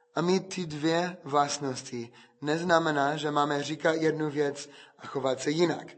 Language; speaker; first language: Czech; non-native, fluent; English